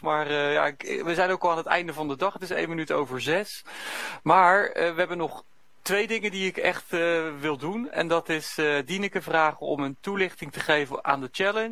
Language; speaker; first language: Dutch; native; Dutch